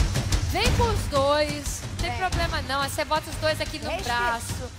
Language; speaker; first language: Portuguese; native; Portuguese